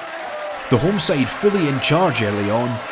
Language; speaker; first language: English; native; English